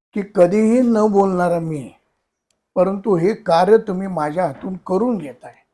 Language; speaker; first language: Marathi; native; Marathi